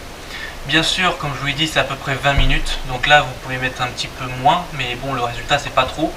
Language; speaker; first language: French; native; French